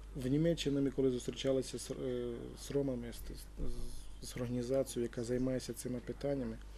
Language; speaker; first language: Ukrainian; non-native, local second language; Romany